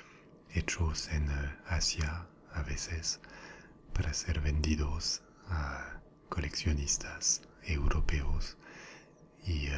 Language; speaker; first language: Spanish; non-native, fluent; French